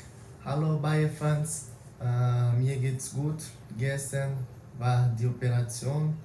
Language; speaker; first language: German; non-native, learner; Portuguese